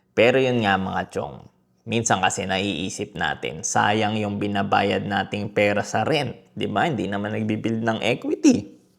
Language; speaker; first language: Filipino; native; Filipino